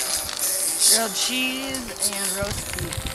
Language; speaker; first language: English; native; English